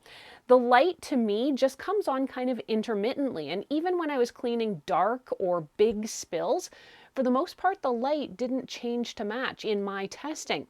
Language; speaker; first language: English; native; English